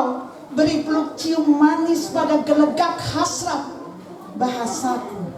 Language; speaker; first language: Indonesian; native; Indonesian